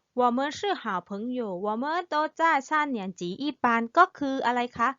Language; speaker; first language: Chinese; non-native, learner; Thai